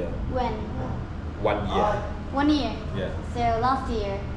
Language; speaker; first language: English; non-native, learner; Korean